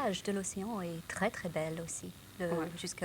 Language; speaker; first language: French; non-native, local second language; English